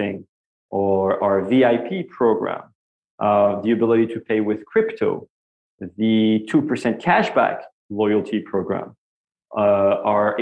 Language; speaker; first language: English; non-native, fluent; French